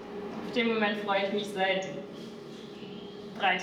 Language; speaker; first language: German; native; German